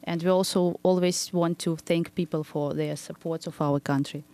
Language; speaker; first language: English; non-native, fluent; Ukrainian